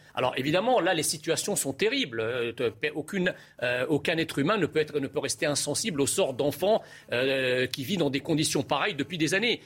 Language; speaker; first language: French; early bilingual, other home language; Arabic